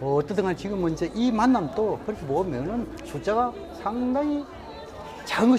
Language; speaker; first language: Korean; native; Korean